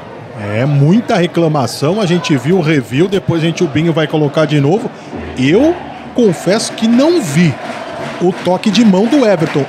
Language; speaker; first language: Portuguese; native; Portuguese